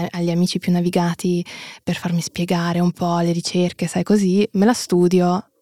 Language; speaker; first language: Italian; early bilingual, other home language; Russian